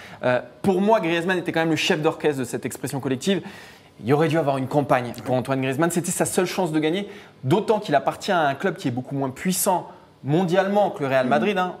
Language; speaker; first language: French; native; French